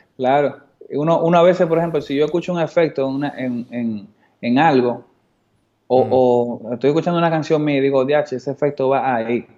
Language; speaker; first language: Spanish; native; Spanish